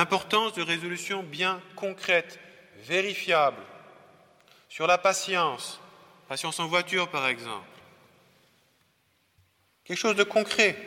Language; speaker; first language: French; native; French